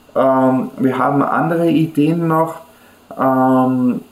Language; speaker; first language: German; native; German